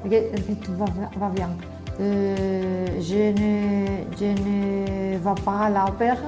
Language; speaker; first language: French; non-native, learner; Spanish